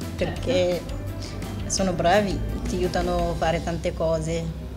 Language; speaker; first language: Italian; non-native, fluent; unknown